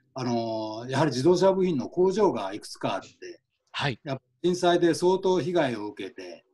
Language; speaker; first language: Japanese; native; Japanese